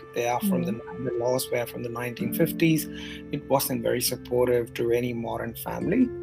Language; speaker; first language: English; non-native, local second language; Tamil